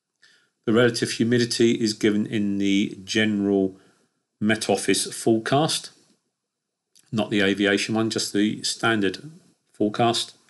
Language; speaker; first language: English; native; English